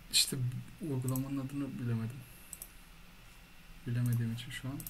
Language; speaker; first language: Turkish; native; Turkish